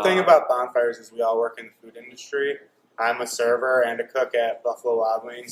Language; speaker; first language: English; native; English